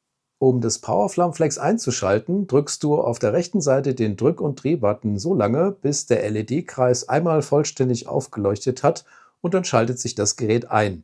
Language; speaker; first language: German; native; German